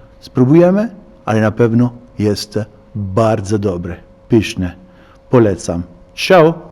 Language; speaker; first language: Polish; non-native, learner; Italian